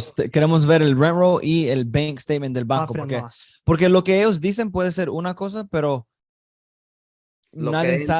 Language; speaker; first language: Spanish; early bilingual, heritage; Spanish